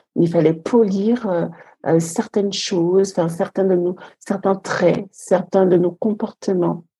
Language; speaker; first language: French; native; French